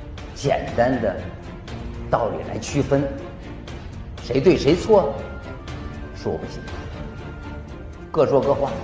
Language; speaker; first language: Chinese; native; Chinese